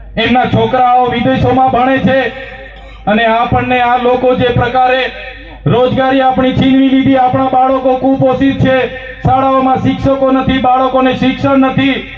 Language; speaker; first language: Gujarati; non-native, local second language; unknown